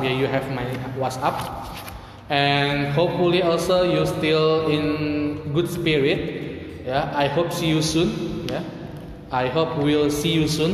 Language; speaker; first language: English; non-native, fluent; Indonesian